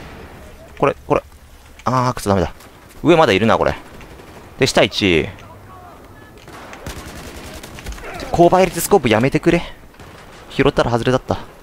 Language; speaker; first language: Japanese; native; Japanese